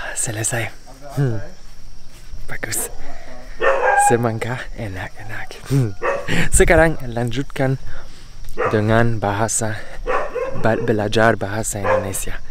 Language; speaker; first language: Indonesian; non-native, learner; German